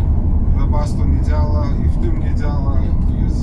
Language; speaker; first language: Polish; non-native, learner; Russian